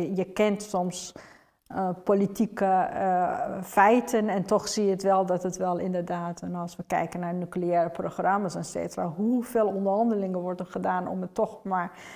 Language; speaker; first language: Dutch; non-native, fluent; Persian